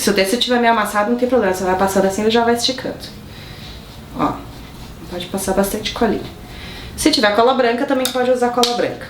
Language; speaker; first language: Portuguese; native; Portuguese